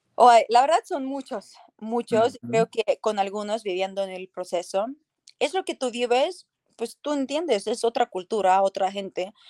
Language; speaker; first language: Spanish; non-native, fluent; Ukrainian